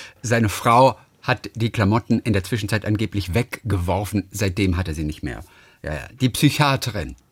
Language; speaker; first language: German; native; German